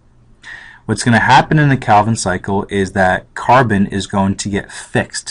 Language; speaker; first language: English; native; English